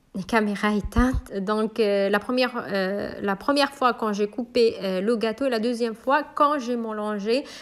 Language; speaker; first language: French; non-native, local second language; Arabic